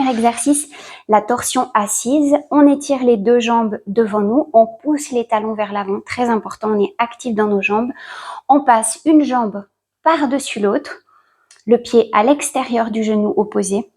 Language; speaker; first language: French; native; French